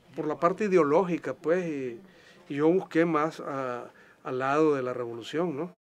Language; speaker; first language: Spanish; native; Spanish